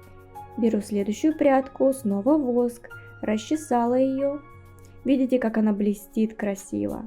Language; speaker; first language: Russian; native; Russian